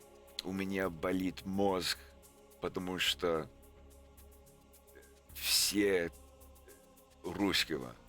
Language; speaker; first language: Russian; non-native, learner; English